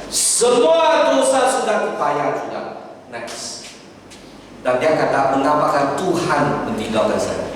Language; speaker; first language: Malay; non-native, local second language; Chinese